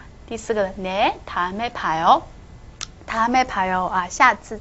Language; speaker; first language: Korean; non-native, fluent; Chinese